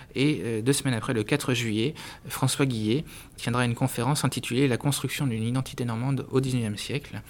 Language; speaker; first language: French; native; French